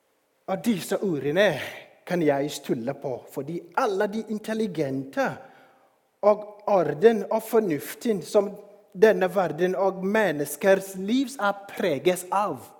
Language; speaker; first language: Norwegian; non-native, fluent; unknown